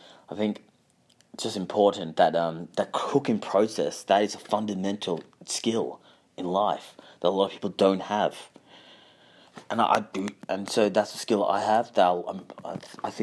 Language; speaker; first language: English; native; English